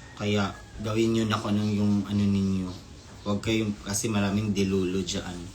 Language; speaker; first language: Filipino; non-native, local second language; Cebuano